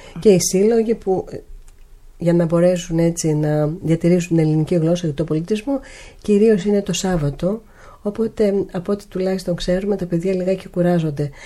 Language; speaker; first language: Greek; native; Greek